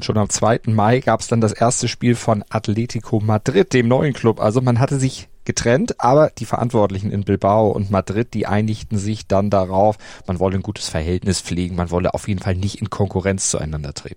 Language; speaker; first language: German; native; German